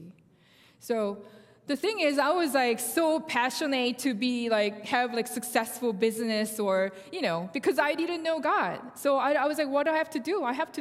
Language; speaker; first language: English; non-native, fluent; Korean